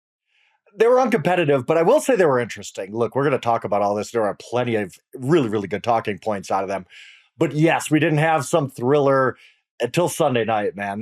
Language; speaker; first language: English; native; English